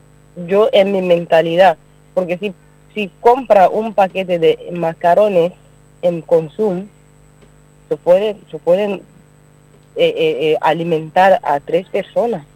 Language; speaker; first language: Spanish; non-native, learner; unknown